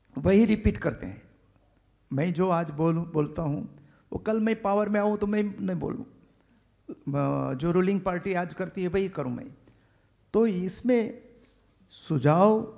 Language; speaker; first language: Hindi; non-native, local second language; Gujarati